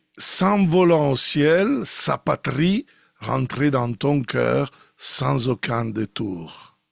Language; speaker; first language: French; non-native, fluent; Italian